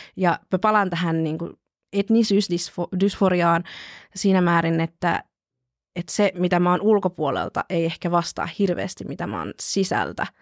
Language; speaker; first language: Finnish; native; Finnish